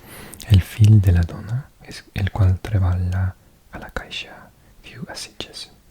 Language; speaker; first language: Catalan; non-native, learner; English